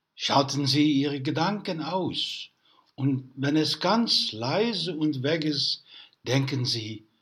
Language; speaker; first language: German; non-native, learner; Dutch